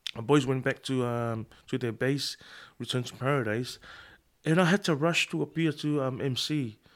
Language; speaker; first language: English; non-native, fluent; Samoan